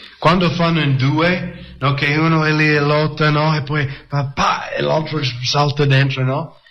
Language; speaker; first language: Italian; non-native, fluent; English